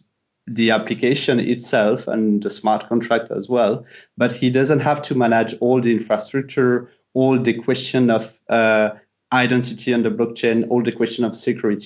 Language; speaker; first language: English; non-native, fluent; French